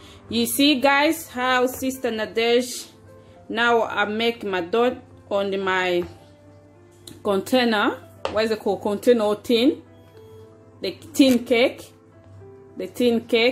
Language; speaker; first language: English; non-native, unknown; Lingala